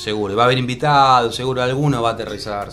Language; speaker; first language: Spanish; native; Spanish